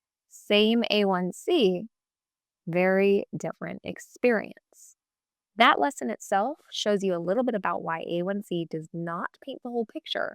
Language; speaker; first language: English; native; English